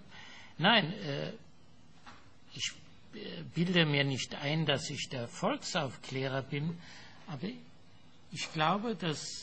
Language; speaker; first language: German; non-native, fluent; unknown